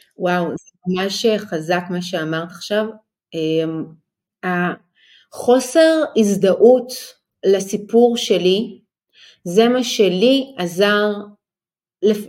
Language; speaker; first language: Hebrew; early bilingual, other home language; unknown